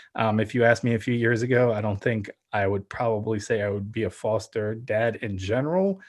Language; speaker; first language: English; early bilingual, other home language; Ukrainian